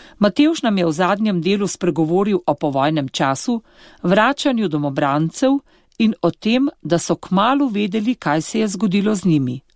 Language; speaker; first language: Slovenian; native; Slovenian